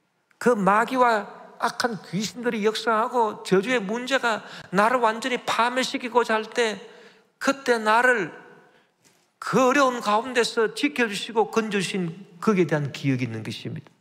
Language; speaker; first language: Korean; native; Korean